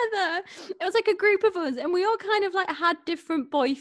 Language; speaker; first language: English; native; English